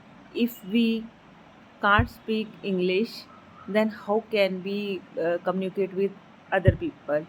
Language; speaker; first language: English; non-native, learner; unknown